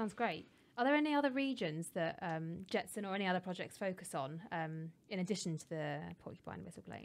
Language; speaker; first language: English; native; English